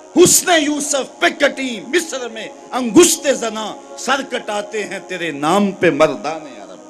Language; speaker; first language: Urdu; non-native, local second language; Punjabi